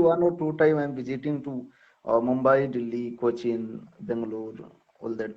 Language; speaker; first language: English; non-native, fluent; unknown